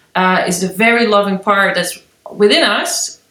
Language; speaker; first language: English; non-native, fluent; Dutch